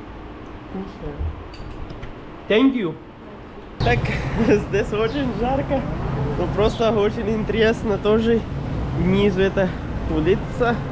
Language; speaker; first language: Russian; non-native, learner; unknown